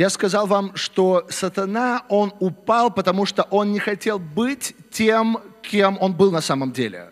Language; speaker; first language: Russian; native; Russian